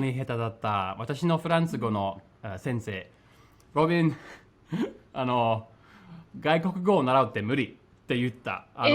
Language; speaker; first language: Japanese; non-native, fluent; English